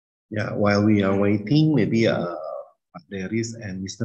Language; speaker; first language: English; non-native, fluent; Indonesian